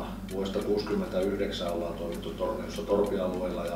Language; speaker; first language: Finnish; native; Finnish